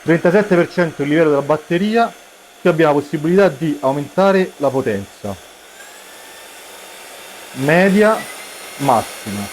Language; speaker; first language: Italian; native; Italian